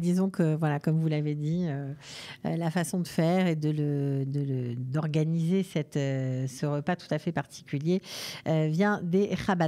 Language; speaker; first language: French; native; French